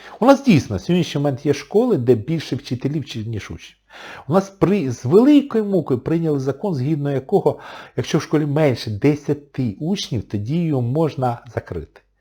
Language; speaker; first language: Ukrainian; non-native, local second language; Russian